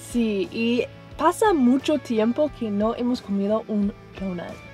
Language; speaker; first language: Spanish; non-native, fluent; English